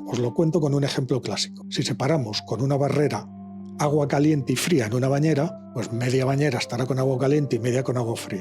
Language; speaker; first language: Spanish; native; Spanish